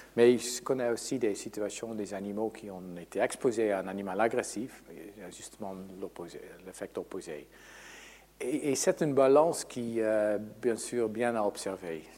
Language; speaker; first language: French; non-native, fluent; Dutch